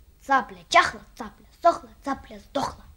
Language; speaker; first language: Russian; native; Russian